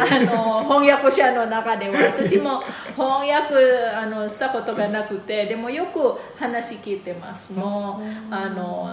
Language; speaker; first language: Japanese; non-native, fluent; Indonesian